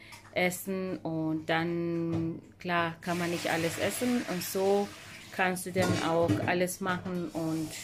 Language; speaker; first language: German; non-native, fluent; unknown